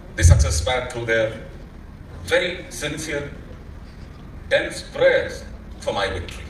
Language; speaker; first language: English; non-native, local second language; Malayalam